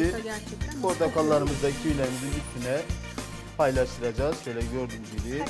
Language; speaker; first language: Turkish; native; Turkish